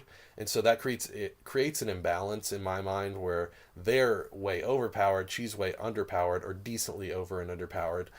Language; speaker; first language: English; native; English